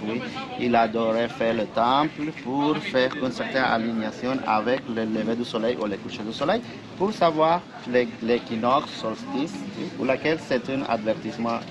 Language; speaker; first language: French; non-native, fluent; Spanish